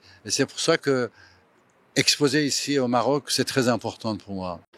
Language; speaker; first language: French; non-native, fluent; Persian